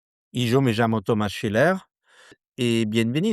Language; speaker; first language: Spanish; non-native, learner; German